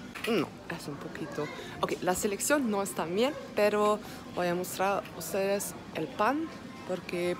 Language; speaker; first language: Spanish; non-native, learner; German